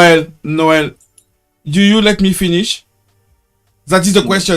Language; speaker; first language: English; non-native, learner; French